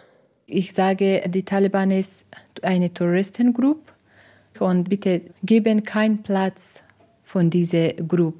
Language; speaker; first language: German; non-native, learner; Persian